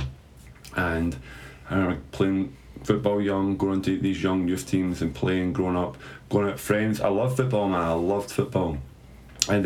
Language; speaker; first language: English; native; English